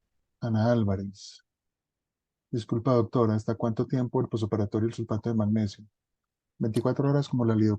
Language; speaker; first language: Spanish; native; Spanish